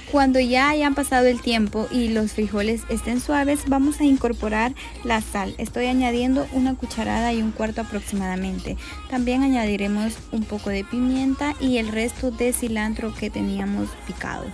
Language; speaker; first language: Spanish; native; Spanish